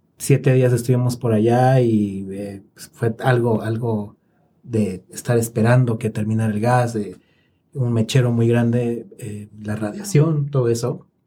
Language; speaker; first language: Spanish; native; Spanish